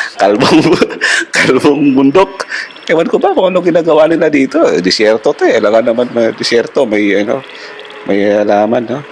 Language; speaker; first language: Filipino; non-native, local second language; Hiligaynon